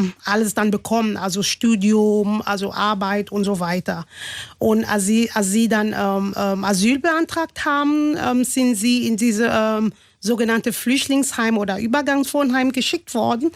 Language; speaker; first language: German; non-native, fluent; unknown